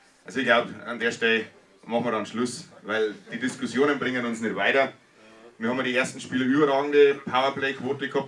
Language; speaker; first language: German; native; German